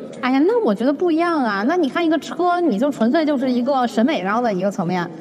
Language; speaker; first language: Chinese; native; Chinese